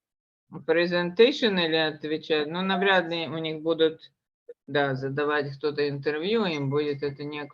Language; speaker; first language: Russian; native; Russian